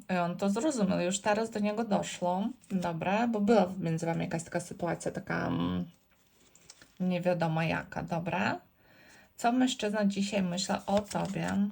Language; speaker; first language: Polish; non-native, learner; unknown